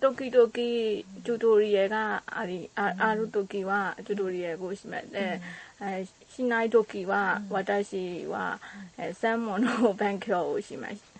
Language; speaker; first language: Japanese; non-native, learner; Burmese